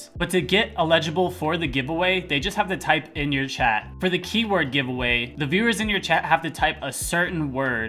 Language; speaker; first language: English; native; English